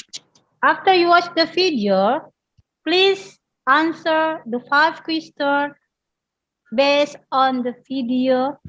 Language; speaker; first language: English; non-native, learner; Indonesian